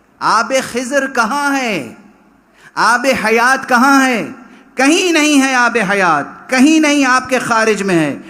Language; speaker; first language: Urdu; native; Urdu